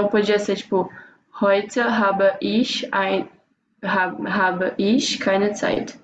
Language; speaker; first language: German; non-native, learner; Portuguese